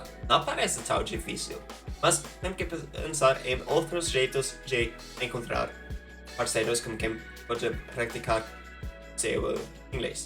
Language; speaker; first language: Portuguese; non-native, fluent; Norwegian